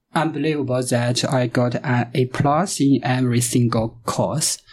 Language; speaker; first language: English; non-native, fluent; Chinese